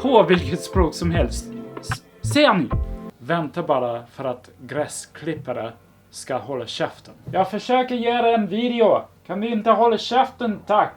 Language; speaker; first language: Swedish; non-native, fluent; English